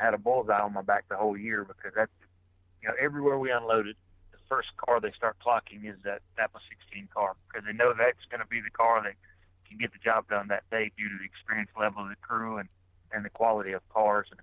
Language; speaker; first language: English; native; English